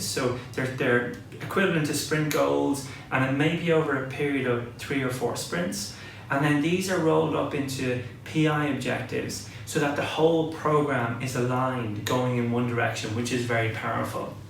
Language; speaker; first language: English; native; English